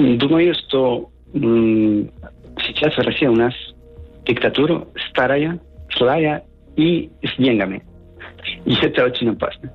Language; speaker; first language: Russian; non-native, fluent; Spanish